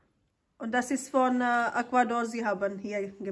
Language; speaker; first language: German; non-native, learner; Urdu